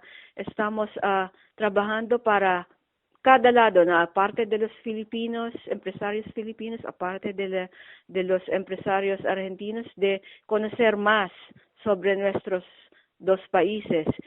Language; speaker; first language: Spanish; non-native, fluent; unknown